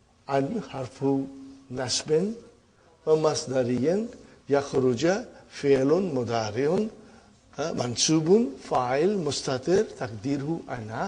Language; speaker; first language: Arabic; non-native, fluent; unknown